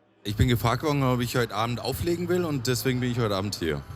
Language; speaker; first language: German; native; German